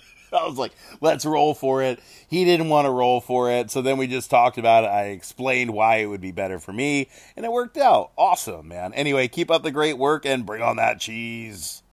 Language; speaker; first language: English; native; English